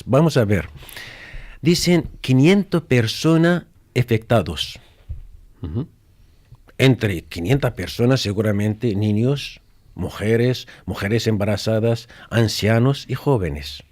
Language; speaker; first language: Spanish; non-native, fluent; Arabic